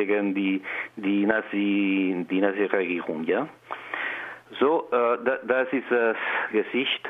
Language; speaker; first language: German; non-native, learner; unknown